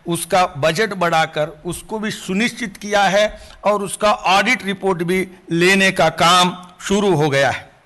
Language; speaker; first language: Hindi; non-native, local second language; Telugu